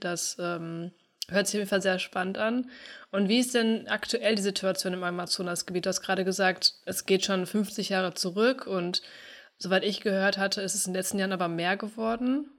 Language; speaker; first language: German; native; German